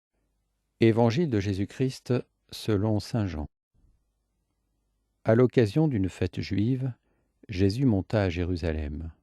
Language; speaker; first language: French; native; French